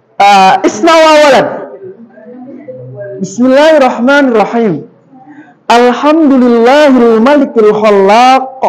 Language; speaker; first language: Arabic; non-native, fluent; Indonesian